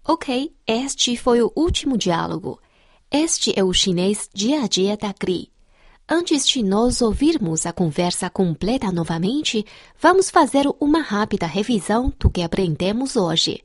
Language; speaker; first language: Portuguese; non-native, fluent; Chinese